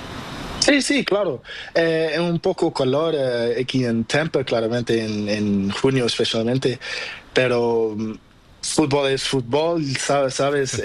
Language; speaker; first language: Spanish; non-native, learner; Portuguese